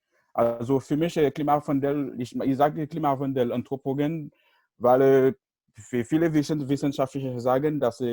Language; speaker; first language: German; non-native, learner; Haitian Creole